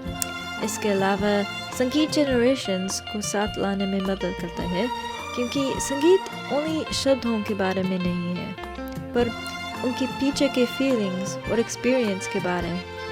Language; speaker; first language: Hindi; early bilingual, heritage; English